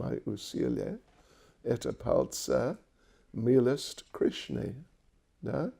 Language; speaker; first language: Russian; non-native, learner; English